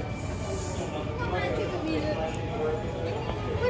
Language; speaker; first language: Japanese; early bilingual, heritage; Japanese